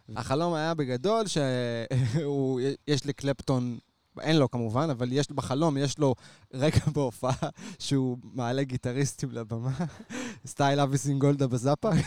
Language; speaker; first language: Hebrew; native; Hebrew